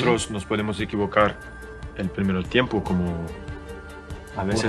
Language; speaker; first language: Spanish; non-native, learner; French